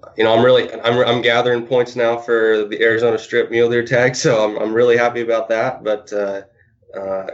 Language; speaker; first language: English; native; English